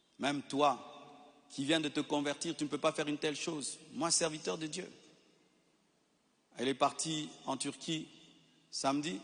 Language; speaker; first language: French; non-native, local second language; Lingala